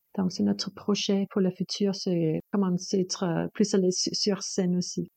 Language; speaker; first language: French; non-native, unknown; Danish